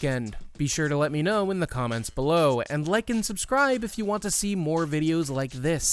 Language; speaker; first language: English; native; English